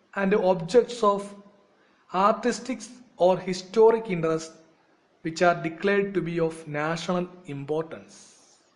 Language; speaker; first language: English; non-native, local second language; Malayalam